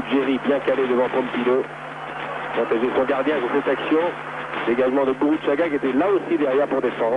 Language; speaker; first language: French; native; French